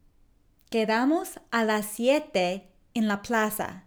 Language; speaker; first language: Spanish; non-native, fluent; English